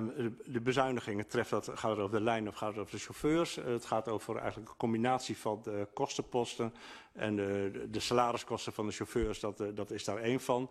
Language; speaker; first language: Dutch; native; Dutch